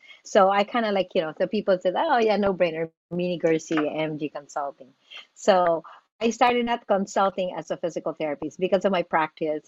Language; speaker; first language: English; non-native, local second language; Filipino